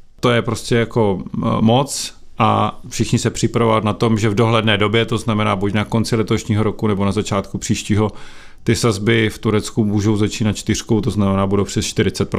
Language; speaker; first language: Czech; native; Czech